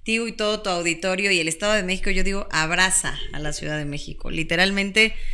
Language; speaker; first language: Spanish; native; Spanish